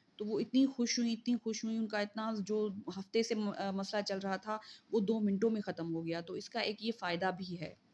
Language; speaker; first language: Urdu; non-native, local second language; Sindhi